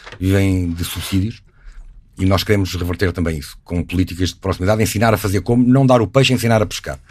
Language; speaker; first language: Portuguese; native; Portuguese